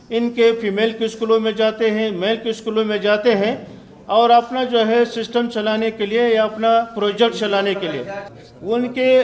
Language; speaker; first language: Urdu; non-native, local second language; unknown